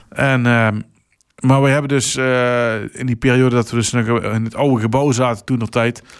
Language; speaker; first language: Dutch; native; Dutch